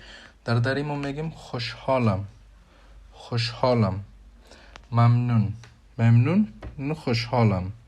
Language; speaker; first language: Persian; non-native, fluent; Urdu